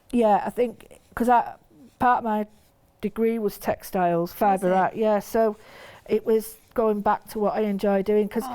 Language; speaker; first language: English; native; English